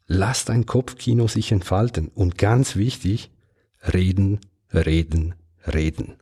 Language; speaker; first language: German; non-native, fluent; Italian